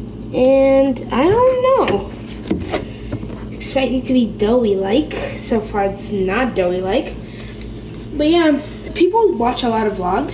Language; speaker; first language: English; non-native, fluent; Kabuverdianu